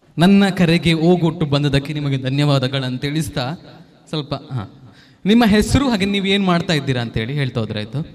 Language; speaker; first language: Kannada; non-native, local second language; Tulu